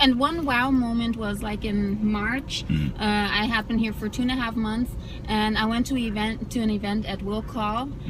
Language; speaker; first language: English; early bilingual, other home language; German